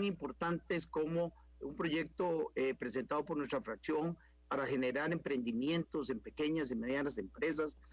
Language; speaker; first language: Spanish; native; Spanish